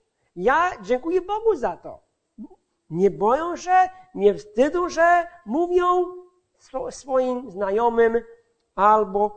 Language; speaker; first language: Polish; non-native, fluent; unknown